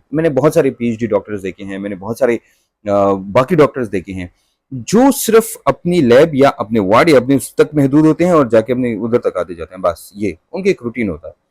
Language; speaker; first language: Urdu; native; Urdu